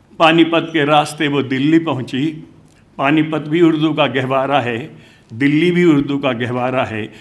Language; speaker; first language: Urdu; non-native, local second language; Hindi